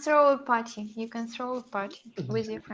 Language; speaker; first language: English; non-native, learner; Russian